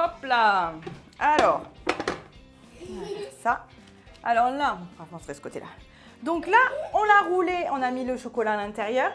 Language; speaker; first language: French; native; French